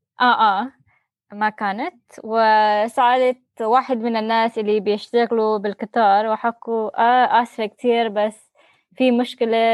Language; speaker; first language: Arabic; non-native, learner; English